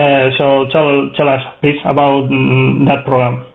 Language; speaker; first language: English; non-native, learner; Spanish